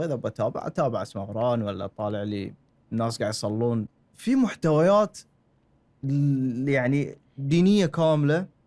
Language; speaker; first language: Arabic; native; Arabic